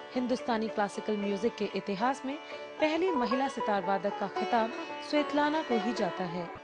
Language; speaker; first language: Hindi; native; Hindi